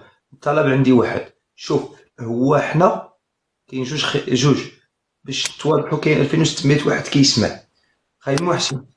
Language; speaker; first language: Arabic; native; Arabic